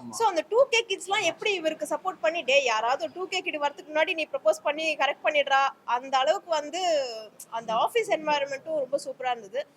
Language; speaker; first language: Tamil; native; Tamil